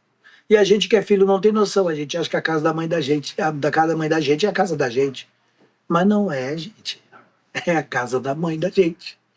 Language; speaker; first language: Portuguese; native; Portuguese